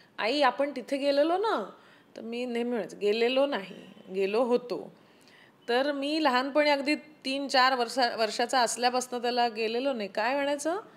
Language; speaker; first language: Marathi; native; Marathi